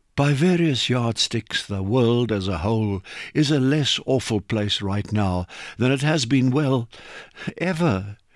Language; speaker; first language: English; non-native, local second language; Afrikaans